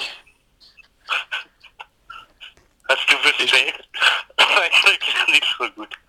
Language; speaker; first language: German; non-native, learner; English